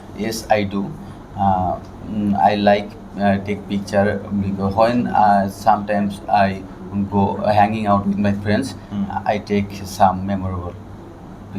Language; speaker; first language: English; non-native, learner; Bangla